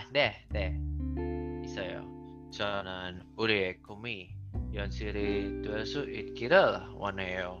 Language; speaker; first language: Korean; non-native, learner; Indonesian